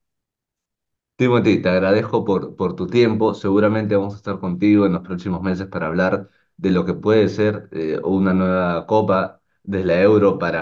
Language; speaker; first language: Spanish; native; Spanish